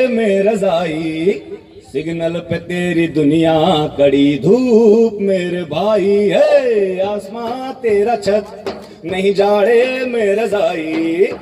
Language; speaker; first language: Hindi; native; Hindi